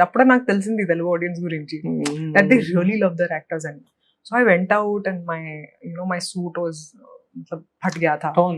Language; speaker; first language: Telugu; non-native, fluent; Hindi